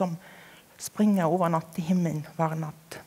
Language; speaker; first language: Norwegian; non-native, fluent; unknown